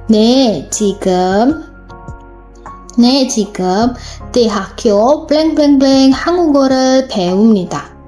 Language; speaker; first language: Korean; non-native, fluent; Indonesian